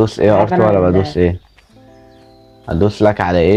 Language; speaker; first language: Arabic; native; Arabic